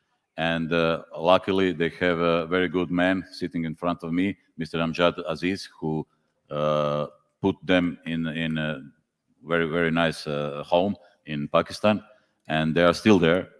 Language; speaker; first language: English; non-native, fluent; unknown